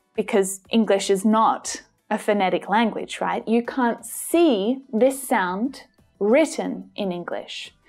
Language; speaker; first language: English; native; English